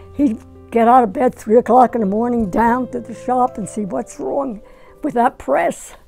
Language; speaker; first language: English; native; English